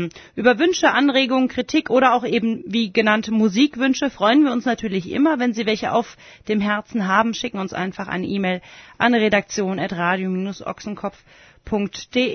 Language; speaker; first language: German; native; German